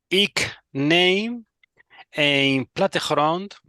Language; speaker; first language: Dutch; non-native, learner; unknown